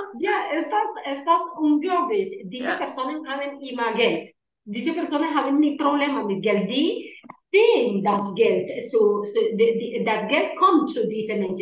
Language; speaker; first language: German; non-native, learner; Spanish